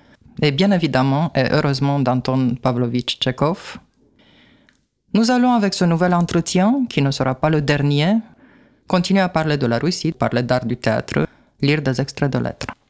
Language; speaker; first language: French; native; French